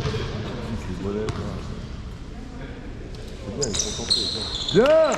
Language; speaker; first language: French; native; French